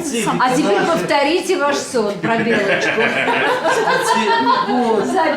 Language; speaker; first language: Russian; native; Russian